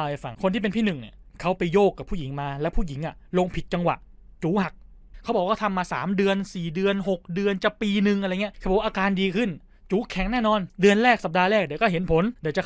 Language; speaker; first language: Thai; native; Thai